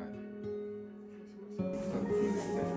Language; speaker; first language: Japanese; native; Japanese